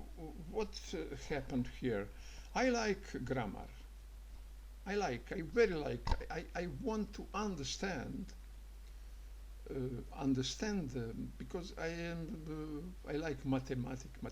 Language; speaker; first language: English; non-native, learner; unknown